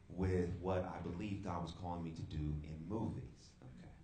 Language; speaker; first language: English; native; English